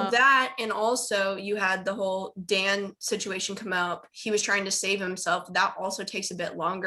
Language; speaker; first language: English; native; English